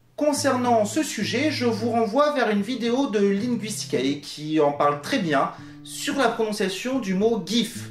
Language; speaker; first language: French; native; French